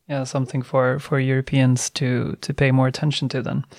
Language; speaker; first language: English; non-native, fluent; Swedish